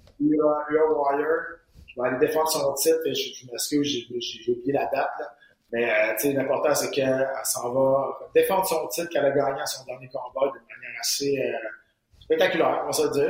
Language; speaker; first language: French; native; French